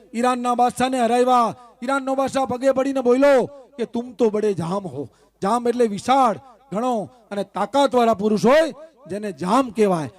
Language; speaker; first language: Gujarati; non-native, local second language; Kachhi